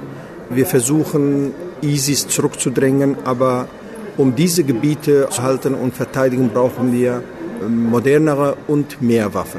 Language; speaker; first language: German; non-native, fluent; Kurdish